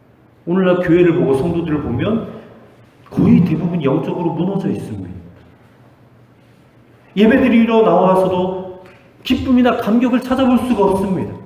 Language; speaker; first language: Korean; native; Korean